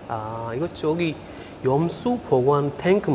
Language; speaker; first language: Korean; non-native, learner; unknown